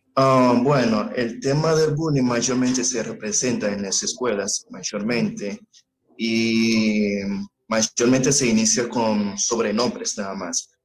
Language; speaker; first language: Spanish; early bilingual, other home language; Haitian Creole